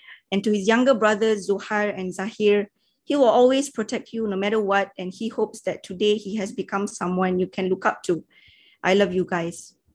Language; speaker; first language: English; non-native, local second language; Malay